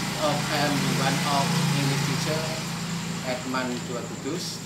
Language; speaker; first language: English; non-native, fluent; Indonesian